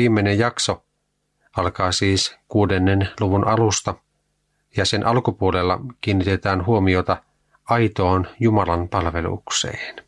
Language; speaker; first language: Finnish; native; Finnish